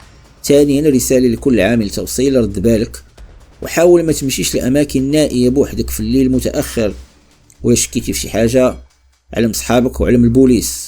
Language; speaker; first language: Arabic; native; Arabic